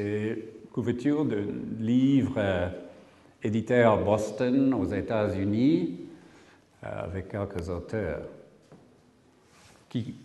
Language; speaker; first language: French; non-native, learner; English